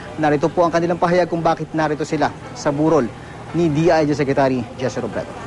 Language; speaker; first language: Filipino; native; Filipino